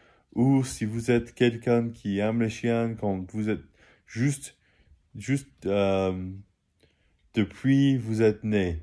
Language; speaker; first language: French; non-native, learner; English